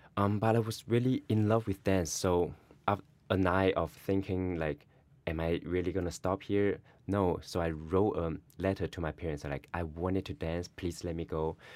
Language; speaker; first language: English; non-native, learner; Chinese